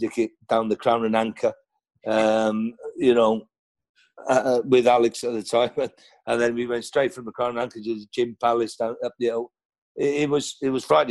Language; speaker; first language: English; non-native, local second language; Welsh